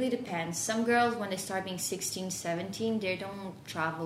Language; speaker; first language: English; non-native, fluent; Portuguese